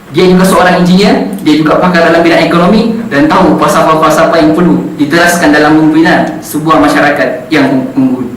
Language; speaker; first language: Malay; non-native, local second language; Central Dusun